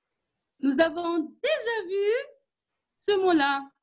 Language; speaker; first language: French; non-native, local second language; Arabic